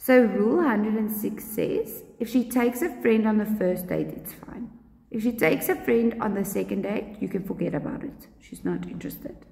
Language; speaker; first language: English; non-native, local second language; Afrikaans